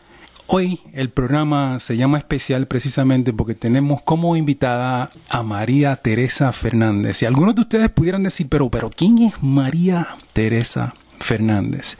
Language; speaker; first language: Spanish; native; Spanish